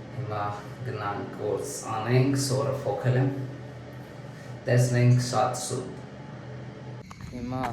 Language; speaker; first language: Armenian; non-native, learner; Hindi